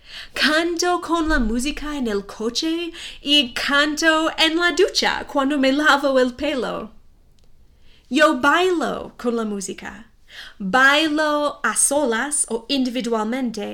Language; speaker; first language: Spanish; non-native, fluent; English